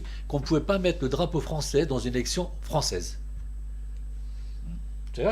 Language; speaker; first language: French; early bilingual, other home language; Turkish